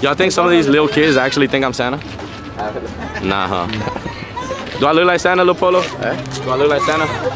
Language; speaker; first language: English; early bilingual, other home language; Spanish